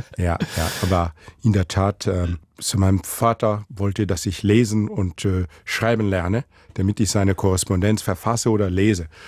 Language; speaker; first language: German; non-native, fluent; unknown